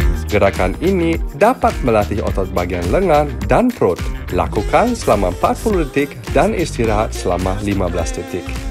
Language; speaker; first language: Indonesian; native; Indonesian